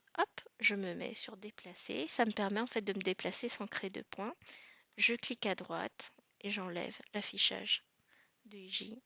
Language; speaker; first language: French; native; French